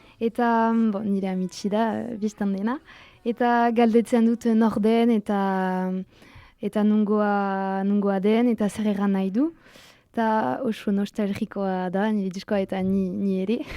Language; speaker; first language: Basque; non-native, local second language; French